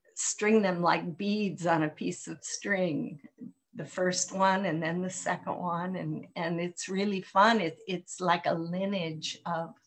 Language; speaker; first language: English; native; English